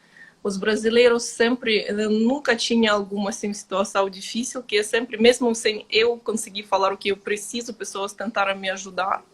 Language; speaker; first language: Portuguese; non-native, fluent; Ukrainian